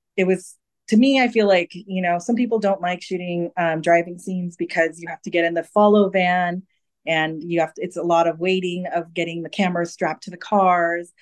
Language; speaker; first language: English; native; English